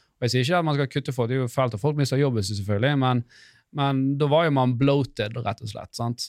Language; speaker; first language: Norwegian; native; Norwegian